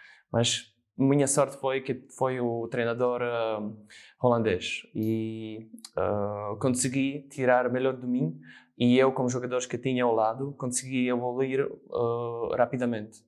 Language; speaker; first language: Portuguese; non-native, fluent; Slovak